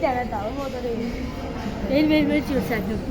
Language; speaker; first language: Turkish; non-native, learner; Azerbaijani